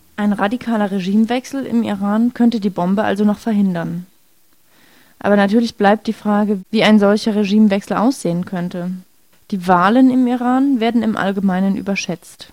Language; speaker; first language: German; native; German